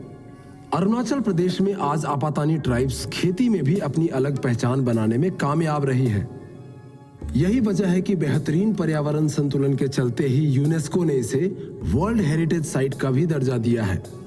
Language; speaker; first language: Hindi; native; Hindi